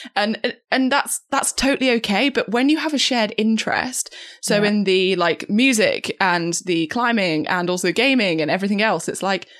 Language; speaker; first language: English; native; English